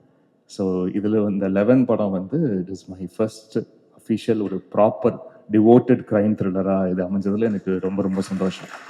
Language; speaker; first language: Tamil; native; Tamil